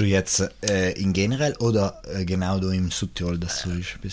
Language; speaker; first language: German; non-native, local second language; Italian